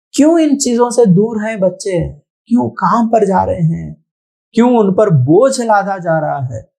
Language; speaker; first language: Hindi; non-native, local second language; Telugu